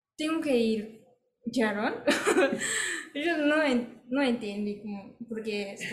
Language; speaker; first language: Spanish; non-native, fluent; Japanese